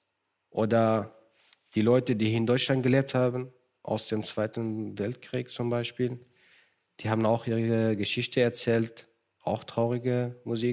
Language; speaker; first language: German; non-native, fluent; Kurdish